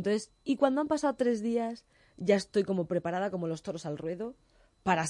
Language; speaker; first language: Spanish; native; Spanish